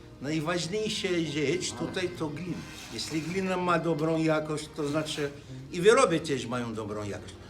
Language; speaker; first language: Polish; non-native, learner; Arabic